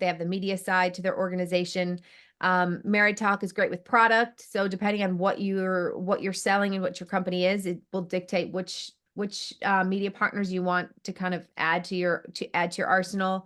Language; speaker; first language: English; native; English